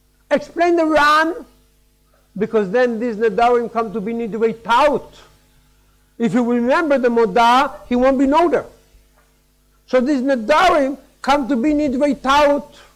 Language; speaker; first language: English; non-native, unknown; Hebrew